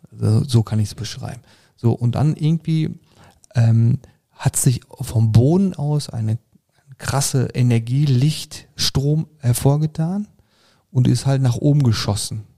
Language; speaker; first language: German; early bilingual, other home language; Turkish